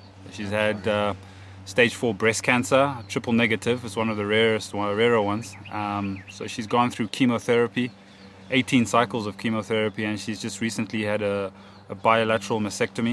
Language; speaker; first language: English; native; English